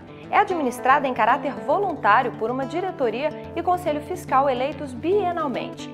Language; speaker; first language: Portuguese; native; Portuguese